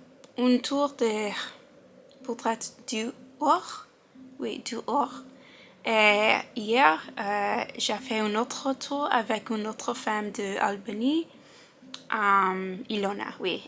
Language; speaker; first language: French; non-native, learner; English